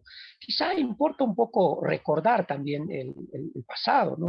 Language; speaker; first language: Spanish; non-native, local second language; Quechua